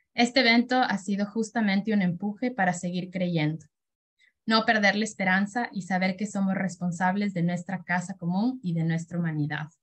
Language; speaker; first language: Spanish; native; Spanish